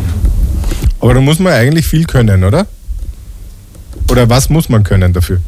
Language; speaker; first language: German; native; German